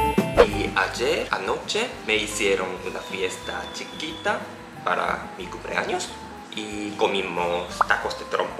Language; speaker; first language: Spanish; non-native, learner; Japanese